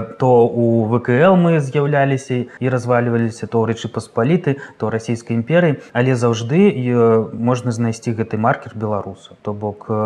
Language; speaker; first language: Belarusian; native; Belarusian